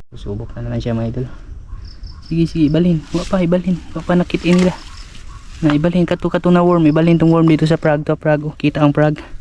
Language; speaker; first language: Filipino; non-native, local second language; Cebuano